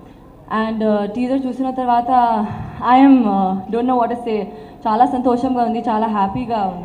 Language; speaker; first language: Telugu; non-native, learner; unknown